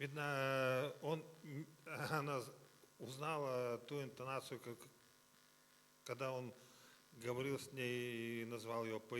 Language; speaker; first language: Russian; native; Russian